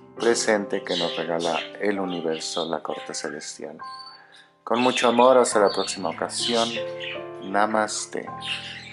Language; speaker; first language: Spanish; native; Spanish